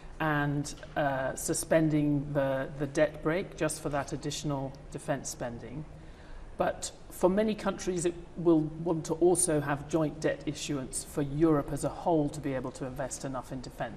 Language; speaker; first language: English; native; English